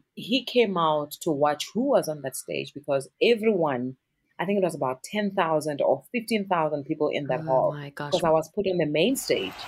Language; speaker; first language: English; non-native, local second language; Northern Sotho